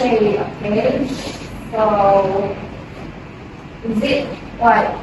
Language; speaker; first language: English; non-native, local second language; Malay